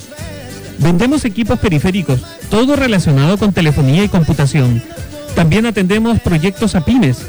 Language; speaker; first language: Spanish; native; Spanish